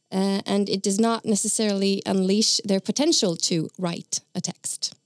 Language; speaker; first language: English; non-native, fluent; Norwegian